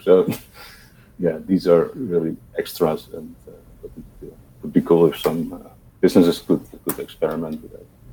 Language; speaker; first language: English; non-native, fluent; Dutch